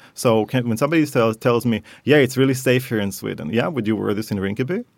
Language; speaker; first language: English; non-native, fluent; Hebrew